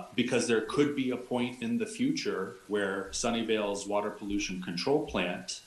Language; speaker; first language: English; native; English